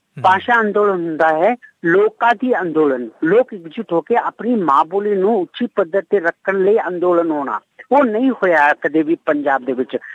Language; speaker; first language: Punjabi; non-native, fluent; Kannada